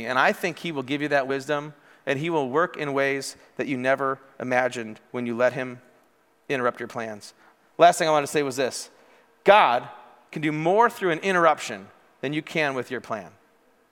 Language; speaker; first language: English; native; English